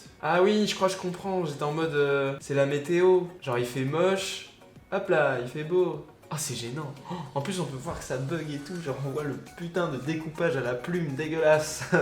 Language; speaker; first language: French; native; French